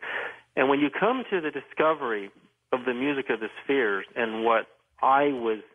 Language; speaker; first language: English; native; English